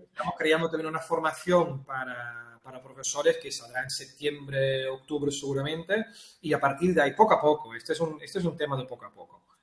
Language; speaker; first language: Spanish; non-native, fluent; Dutch